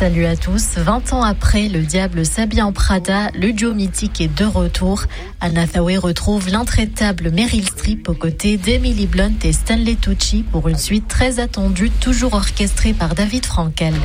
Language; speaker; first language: French; native; French